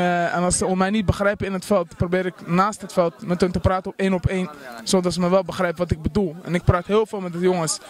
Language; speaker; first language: Dutch; early bilingual, other home language; Somali